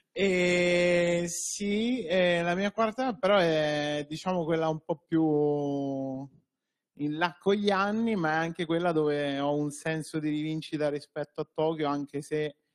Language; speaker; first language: Italian; native; Italian